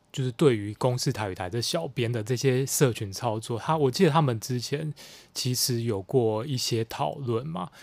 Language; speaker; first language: Chinese; native; Chinese